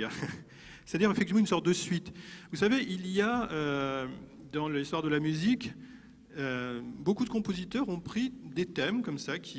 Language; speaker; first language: French; native; French